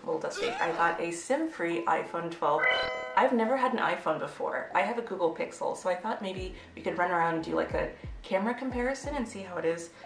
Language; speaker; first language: English; native; English